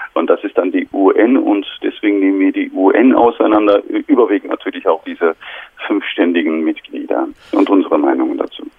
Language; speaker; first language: German; non-native, fluent; Turkish